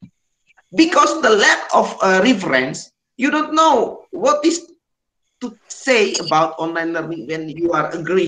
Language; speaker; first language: English; non-native, learner; Indonesian